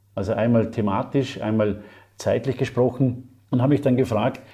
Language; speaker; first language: German; native; German